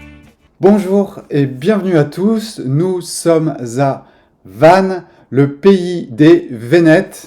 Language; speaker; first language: French; native; French